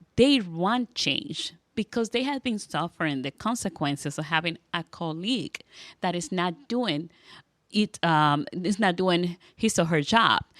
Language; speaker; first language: English; non-native, fluent; Spanish